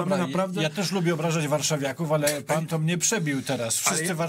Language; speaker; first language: Polish; native; Polish